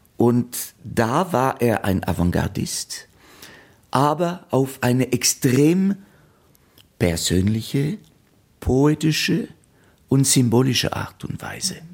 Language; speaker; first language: German; non-native, fluent; French